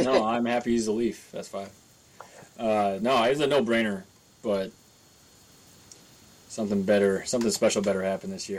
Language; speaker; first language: English; native; English